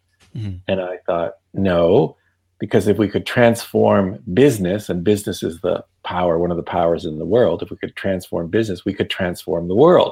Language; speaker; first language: English; non-native, fluent; Yiddish